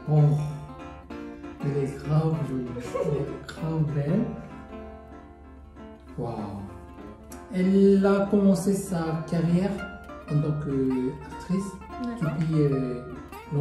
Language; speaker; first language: French; non-native, fluent; Korean